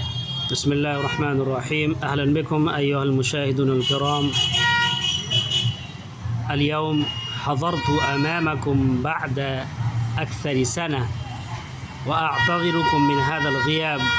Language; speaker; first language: Arabic; non-native, fluent; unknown